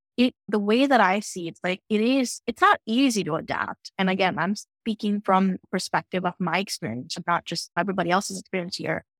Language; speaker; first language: English; non-native, local second language; Gujarati